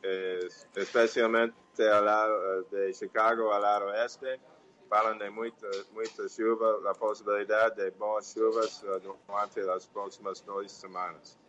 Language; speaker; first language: Portuguese; non-native, fluent; English